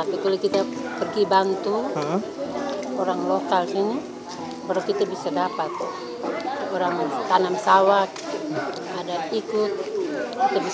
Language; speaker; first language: Indonesian; non-native, local second language; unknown